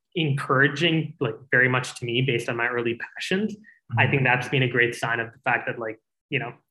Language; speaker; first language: English; native; English